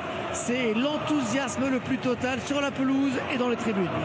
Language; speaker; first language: French; native; French